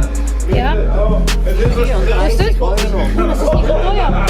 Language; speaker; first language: German; non-native, learner; Cebuano